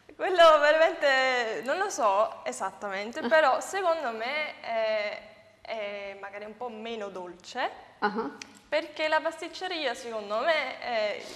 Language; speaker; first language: Italian; non-native, fluent; German